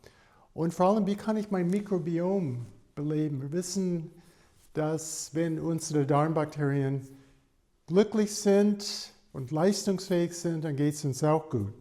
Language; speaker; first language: German; non-native, fluent; English